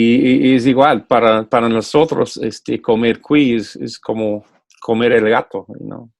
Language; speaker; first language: Spanish; non-native, fluent; English